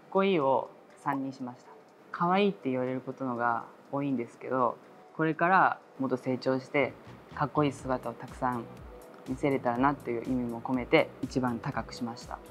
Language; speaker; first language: Japanese; native; Japanese